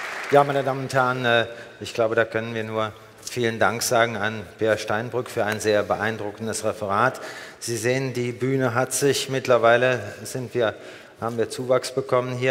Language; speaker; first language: German; native; German